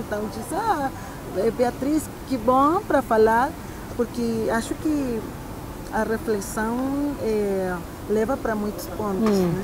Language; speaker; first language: Portuguese; non-native, fluent; Spanish